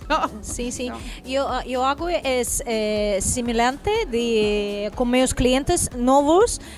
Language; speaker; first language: Spanish; non-native, learner; Portuguese